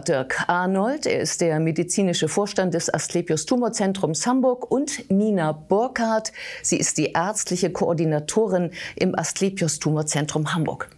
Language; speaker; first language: German; native; German